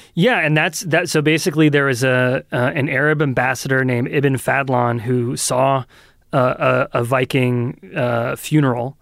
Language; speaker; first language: English; native; English